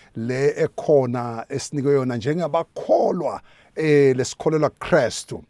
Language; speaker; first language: Zulu; non-native, local second language; Swati